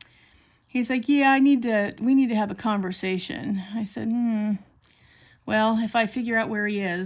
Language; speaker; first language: English; native; English